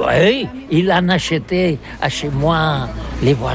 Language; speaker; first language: French; non-native, learner; Catalan